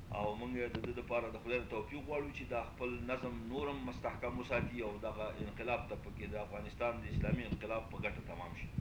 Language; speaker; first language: Pashto; non-native, local second language; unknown